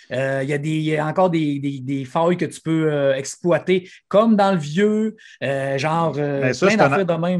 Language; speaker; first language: French; native; French